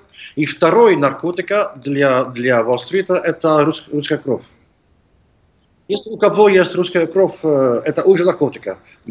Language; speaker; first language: Russian; non-native, learner; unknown